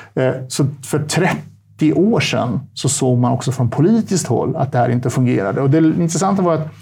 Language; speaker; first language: Swedish; early bilingual, other home language; Turkish